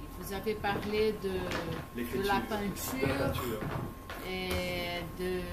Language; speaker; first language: French; non-native, learner; Portuguese